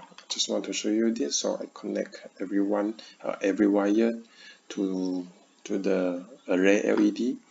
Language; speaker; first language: English; non-native, learner; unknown